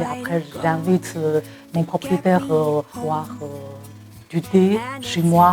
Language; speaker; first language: French; non-native, fluent; Chinese